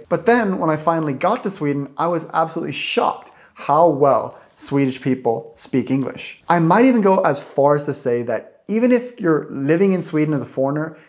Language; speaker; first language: English; native; English